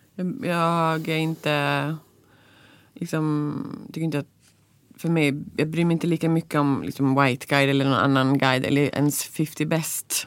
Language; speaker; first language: Swedish; native; Swedish